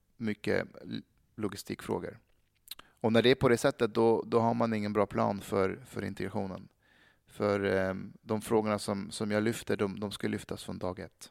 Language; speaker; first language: Swedish; early bilingual, other home language; Persian